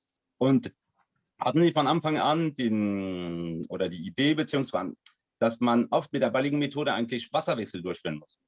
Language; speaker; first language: German; non-native, fluent; French